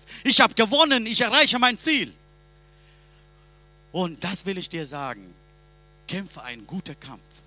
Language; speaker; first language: German; non-native, learner; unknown